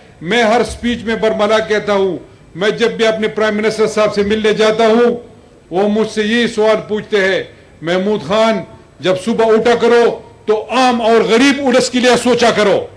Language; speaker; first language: Urdu; non-native, local second language; Pashto